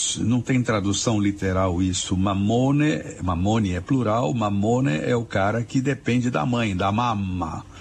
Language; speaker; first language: Portuguese; native; Portuguese